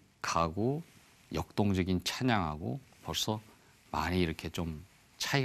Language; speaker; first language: Korean; native; Korean